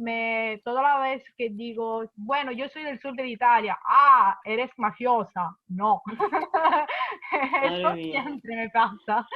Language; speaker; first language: Spanish; non-native, fluent; Italian